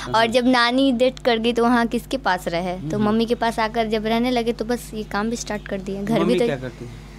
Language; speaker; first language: Hindi; non-native, local second language; Bhojpuri